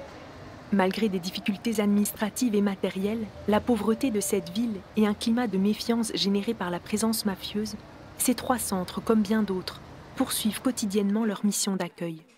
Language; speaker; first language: French; native; French